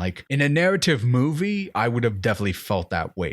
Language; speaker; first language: English; native; English